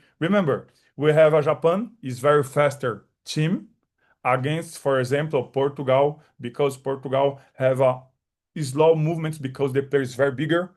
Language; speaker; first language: English; non-native, learner; Portuguese